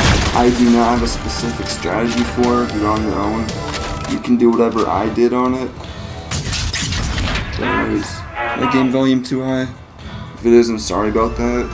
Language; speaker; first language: English; native; English